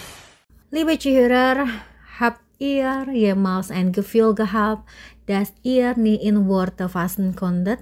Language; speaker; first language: German; non-native, local second language; Indonesian